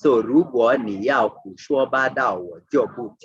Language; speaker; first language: Chinese; non-native, fluent; Swahili